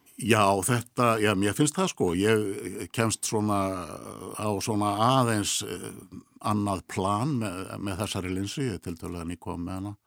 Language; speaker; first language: Icelandic; native; Icelandic